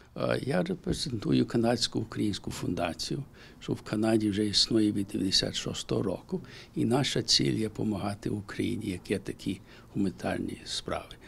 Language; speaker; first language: Ukrainian; early bilingual, heritage; Ukrainian